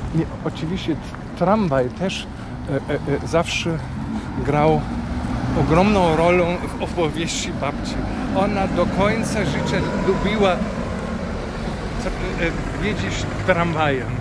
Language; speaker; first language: Polish; non-native, fluent; German